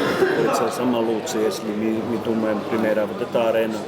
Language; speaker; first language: Russian; non-native, learner; Finnish